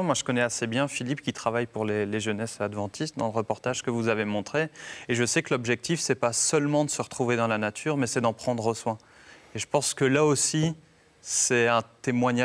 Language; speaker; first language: French; native; French